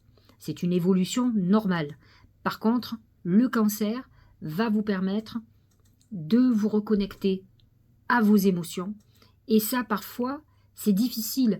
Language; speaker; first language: French; native; French